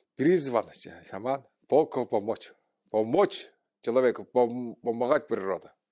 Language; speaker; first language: Russian; non-native, local second language; Tuvinian